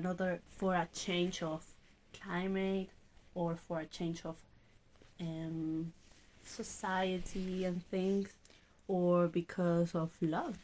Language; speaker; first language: English; non-native, learner; Spanish